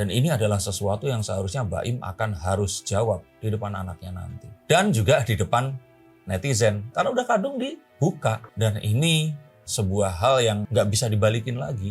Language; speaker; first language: Indonesian; native; Indonesian